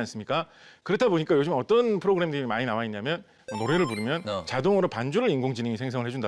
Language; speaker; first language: Korean; native; Korean